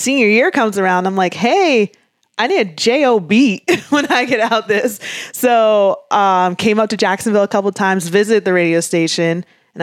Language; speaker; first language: English; native; English